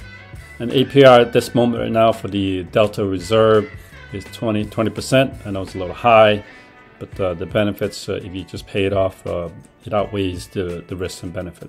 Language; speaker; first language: English; native; English